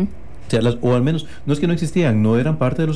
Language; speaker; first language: Spanish; native; Spanish